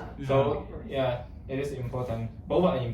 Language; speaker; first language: English; non-native, learner; Chinese